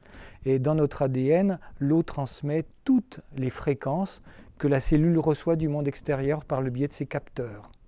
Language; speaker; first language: French; native; French